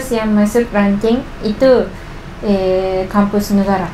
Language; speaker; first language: Indonesian; non-native, learner; Japanese